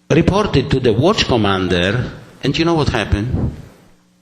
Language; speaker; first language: English; non-native, fluent; Polish